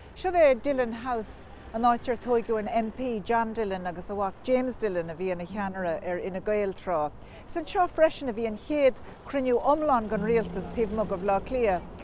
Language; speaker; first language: Irish; non-native, local second language; English